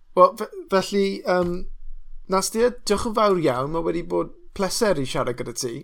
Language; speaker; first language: Welsh; non-native, fluent; Russian